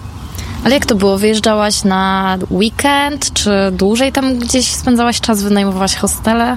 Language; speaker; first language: Polish; native; Polish